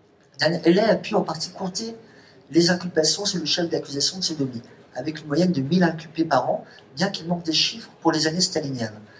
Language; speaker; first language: French; native; French